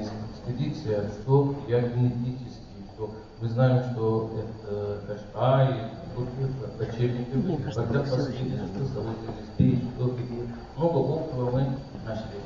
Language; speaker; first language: Russian; non-native, learner; Persian